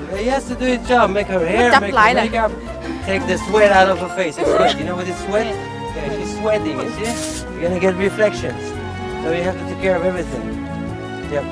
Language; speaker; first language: English; non-native, fluent; Hebrew